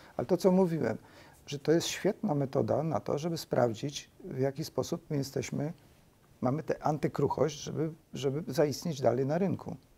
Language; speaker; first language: Polish; early bilingual, heritage; Polish